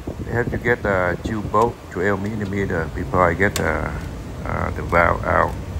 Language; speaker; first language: English; non-native, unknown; Vietnamese